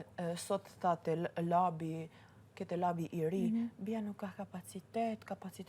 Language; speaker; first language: Albanian; early bilingual, heritage; Albanian